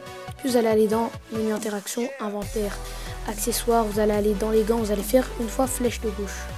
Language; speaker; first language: French; native; French